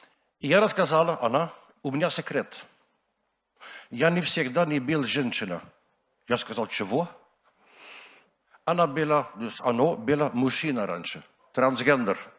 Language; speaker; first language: Russian; non-native, learner; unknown